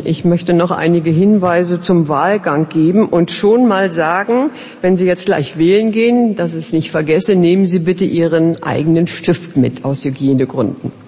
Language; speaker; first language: German; native; German